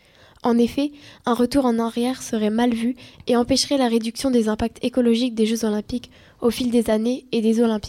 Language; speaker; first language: French; native; French